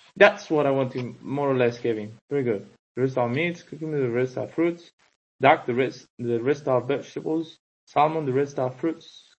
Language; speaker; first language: English; non-native, fluent; Spanish